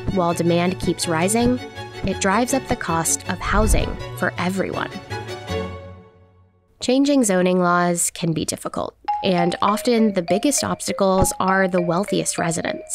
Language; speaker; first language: English; native; English